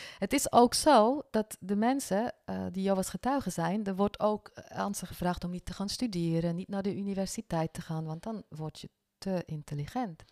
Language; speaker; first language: Dutch; non-native, fluent; French